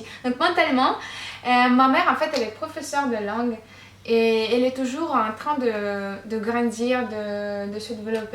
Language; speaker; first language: French; non-native, fluent; Russian